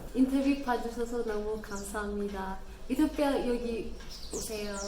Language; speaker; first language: Korean; non-native, learner; Amharic